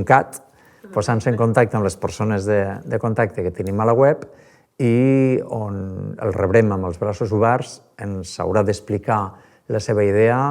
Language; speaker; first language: Catalan; native; Catalan